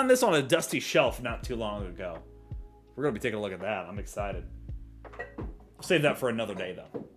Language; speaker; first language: English; native; English